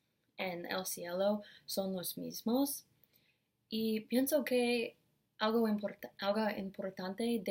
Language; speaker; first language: Spanish; non-native, learner; English